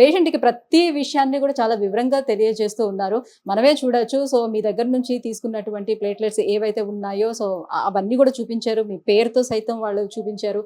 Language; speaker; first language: Telugu; native; Telugu